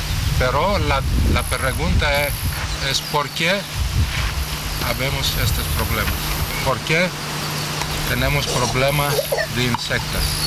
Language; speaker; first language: Spanish; non-native, fluent; Greek